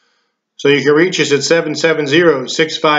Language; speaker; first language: English; native; English